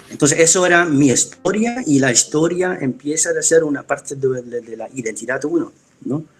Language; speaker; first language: Spanish; non-native, fluent; Dutch